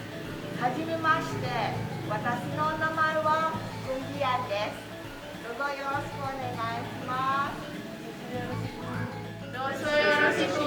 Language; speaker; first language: Japanese; non-native, learner; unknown